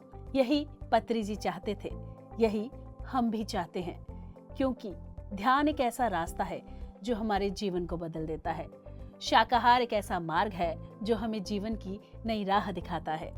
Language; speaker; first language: Hindi; native; Hindi